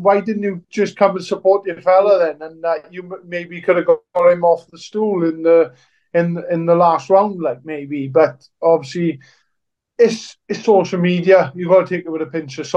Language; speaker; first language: English; native; English